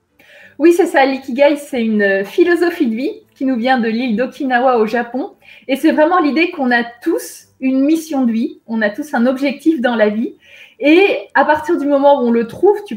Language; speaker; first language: French; native; French